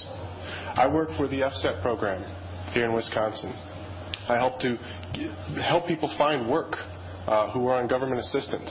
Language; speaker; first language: English; native; English